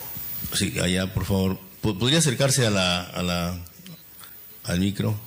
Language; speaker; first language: Spanish; native; Spanish